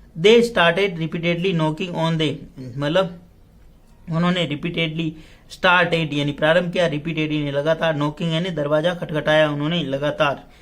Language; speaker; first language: Hindi; native; Hindi